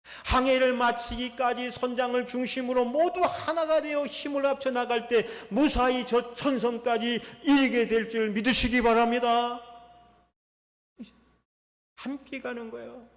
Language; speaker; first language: Korean; native; Korean